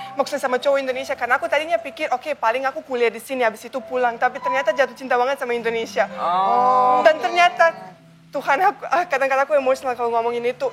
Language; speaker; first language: Indonesian; non-native, fluent; Bosnian